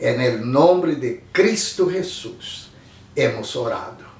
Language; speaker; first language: Spanish; non-native, fluent; Portuguese